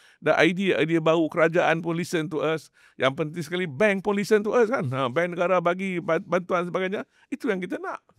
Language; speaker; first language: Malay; native; Malay